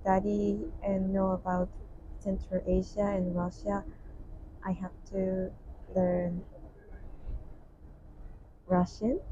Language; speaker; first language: English; non-native, learner; Japanese